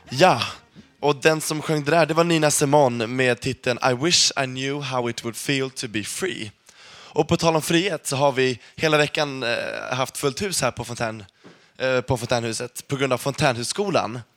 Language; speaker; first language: Swedish; native; Swedish